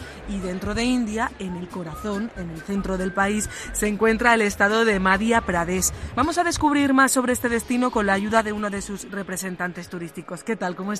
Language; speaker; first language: Spanish; native; Spanish